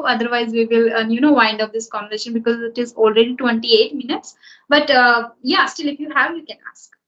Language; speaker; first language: English; non-native, local second language; Hindi